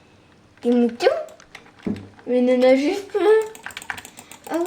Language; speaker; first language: French; native; French